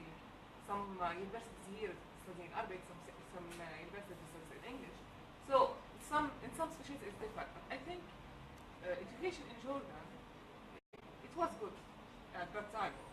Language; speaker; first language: English; non-native, learner; Arabic